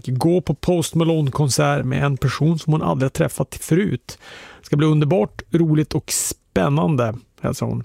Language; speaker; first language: Swedish; native; Swedish